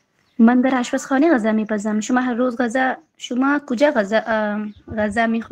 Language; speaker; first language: Persian; non-native, learner; Urdu